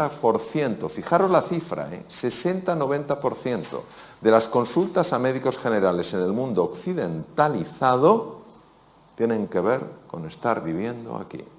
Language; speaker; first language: Spanish; native; Spanish